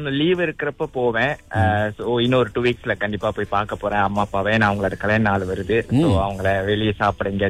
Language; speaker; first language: Tamil; early bilingual, heritage; Tamil